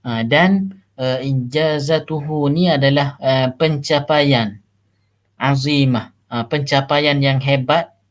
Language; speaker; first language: Malay; native; Malay